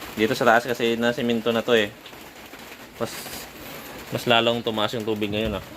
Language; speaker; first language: Filipino; non-native, local second language; Hiligaynon